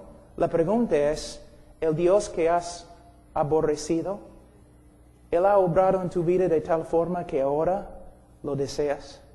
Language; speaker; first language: Spanish; non-native, fluent; English